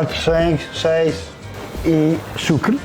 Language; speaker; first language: French; non-native, learner; Italian